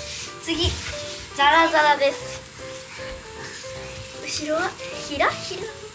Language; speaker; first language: Japanese; native; Japanese